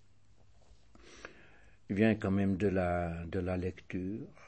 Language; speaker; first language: French; native; French